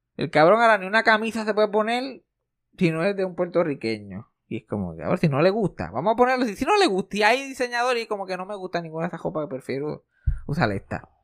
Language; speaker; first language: Spanish; native; Spanish